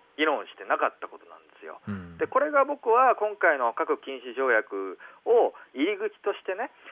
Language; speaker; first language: Japanese; native; Japanese